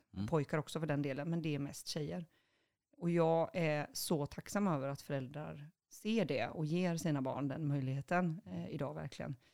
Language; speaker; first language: Swedish; native; Swedish